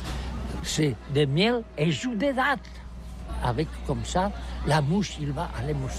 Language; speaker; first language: French; non-native, learner; Catalan